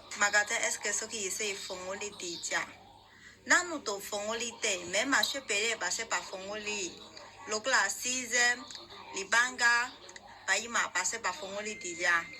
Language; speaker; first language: Lingala; non-native, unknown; Chinese